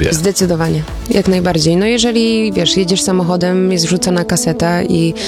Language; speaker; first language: Polish; early bilingual, heritage; Polish